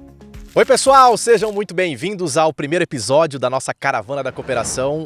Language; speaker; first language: Portuguese; native; Portuguese